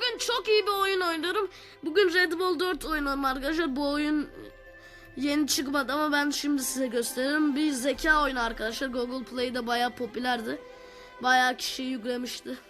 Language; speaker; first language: Turkish; native; Turkish